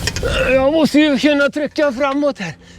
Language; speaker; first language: Swedish; native; Swedish